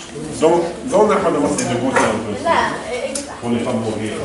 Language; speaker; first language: French; non-native, fluent; Arabic